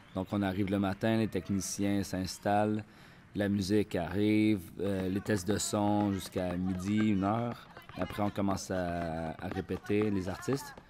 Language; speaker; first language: French; native; French